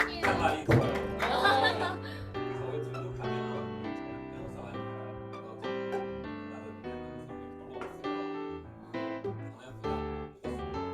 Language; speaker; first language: Korean; non-native, learner; Chinese